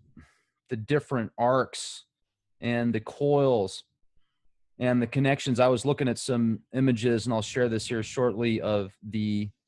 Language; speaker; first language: English; native; English